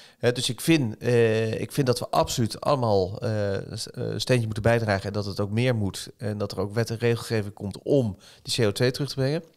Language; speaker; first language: Dutch; native; Dutch